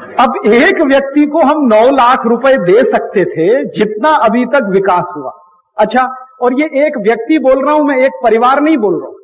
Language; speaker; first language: Hindi; native; Hindi